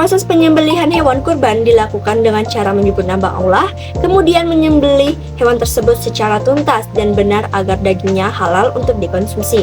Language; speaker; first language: Indonesian; native; Indonesian